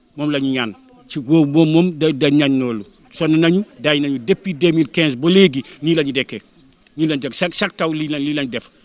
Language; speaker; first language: Wolof; non-native, local second language; Fula